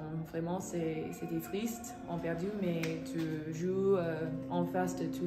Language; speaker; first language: French; non-native, learner; English